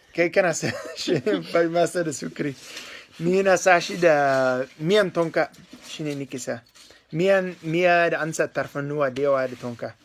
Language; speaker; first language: Hausa; non-native, learner; English